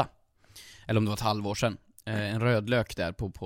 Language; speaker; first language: Swedish; native; Swedish